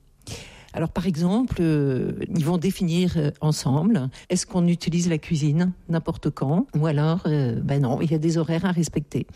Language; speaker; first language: French; native; French